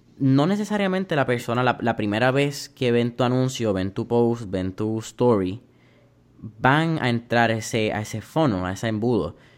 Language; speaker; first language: Spanish; native; Spanish